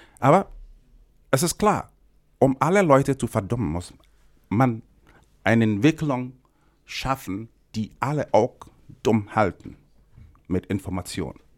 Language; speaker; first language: German; non-native, fluent; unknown